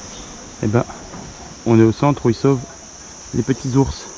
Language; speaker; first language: French; native; French